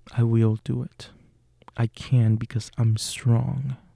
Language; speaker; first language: English; non-native, fluent; Spanish